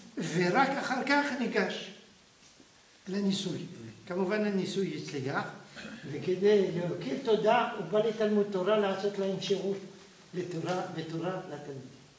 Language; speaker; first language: Hebrew; non-native, fluent; French